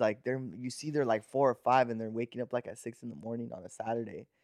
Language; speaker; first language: English; native; English